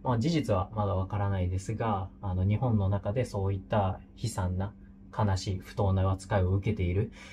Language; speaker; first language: Japanese; native; Japanese